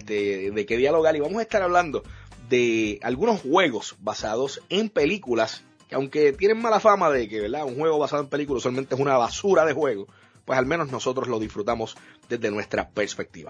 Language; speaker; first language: Spanish; native; Spanish